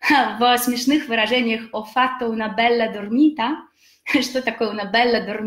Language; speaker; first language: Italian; non-native, fluent; Russian